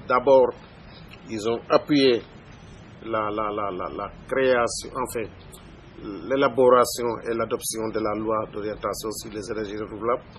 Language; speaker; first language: French; non-native, local second language; Wolof